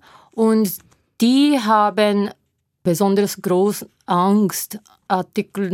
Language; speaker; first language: German; non-native, learner; Japanese